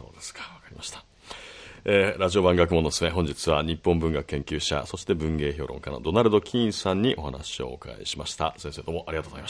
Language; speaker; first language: Japanese; native; Japanese